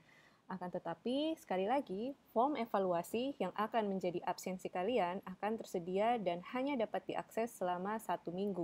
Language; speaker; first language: Indonesian; native; Indonesian